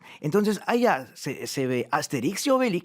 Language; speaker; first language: Spanish; non-native, fluent; French